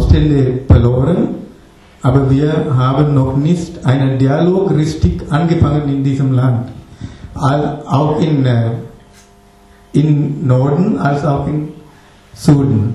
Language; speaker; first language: German; non-native, fluent; Tamil